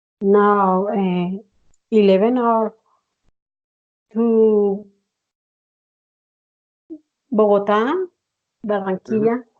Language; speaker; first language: English; non-native, learner; Spanish